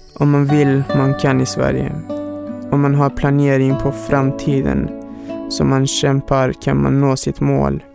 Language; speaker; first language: Swedish; non-native, fluent; Hazaragi